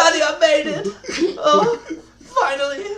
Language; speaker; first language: English; native; English